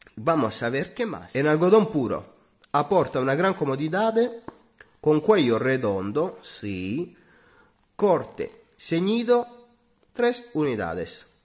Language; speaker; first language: Spanish; non-native, learner; Italian